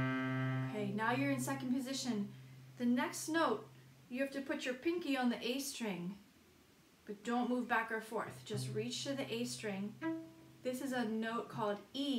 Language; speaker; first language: English; native; English